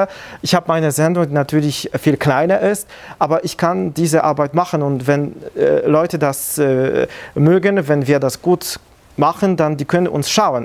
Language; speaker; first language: German; non-native, fluent; Polish